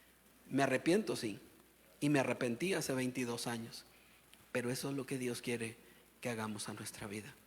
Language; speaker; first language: Spanish; native; Spanish